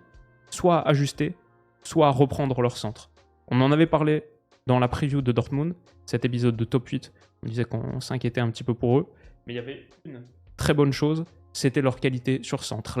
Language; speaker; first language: French; native; French